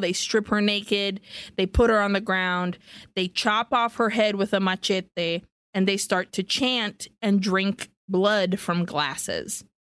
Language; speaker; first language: English; early bilingual, other home language; Spanish